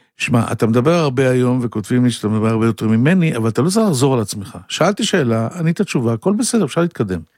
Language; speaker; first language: Hebrew; native; Hebrew